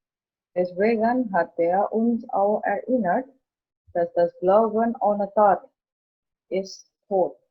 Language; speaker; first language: German; non-native, learner; Indonesian